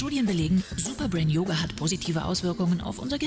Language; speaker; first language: German; native; German